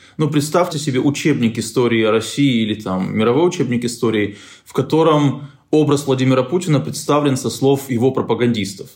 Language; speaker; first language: Russian; native; Russian